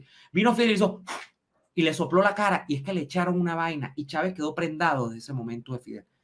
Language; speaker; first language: Spanish; native; Spanish